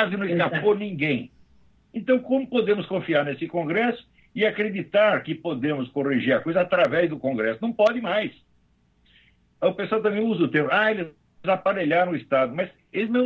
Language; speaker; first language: Portuguese; native; Portuguese